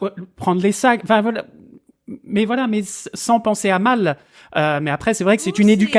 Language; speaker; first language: French; native; French